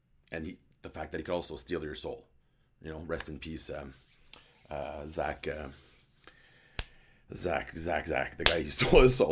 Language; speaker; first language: English; early bilingual, other home language; French